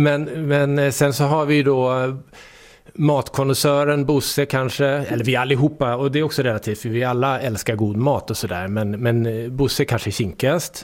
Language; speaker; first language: Swedish; native; Swedish